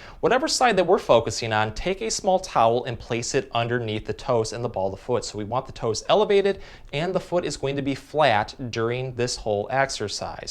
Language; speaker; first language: English; native; English